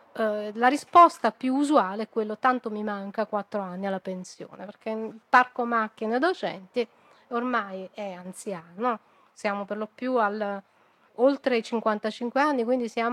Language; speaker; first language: Italian; native; Italian